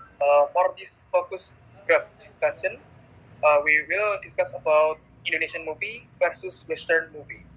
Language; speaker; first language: English; non-native, learner; Indonesian